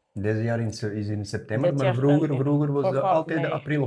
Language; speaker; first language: Dutch; non-native, learner; Serbian